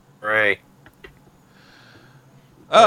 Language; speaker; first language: English; native; English